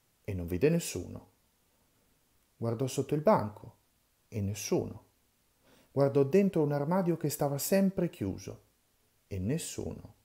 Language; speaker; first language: Italian; native; Italian